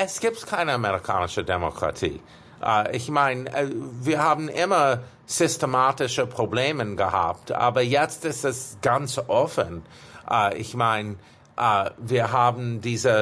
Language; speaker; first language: German; non-native, fluent; English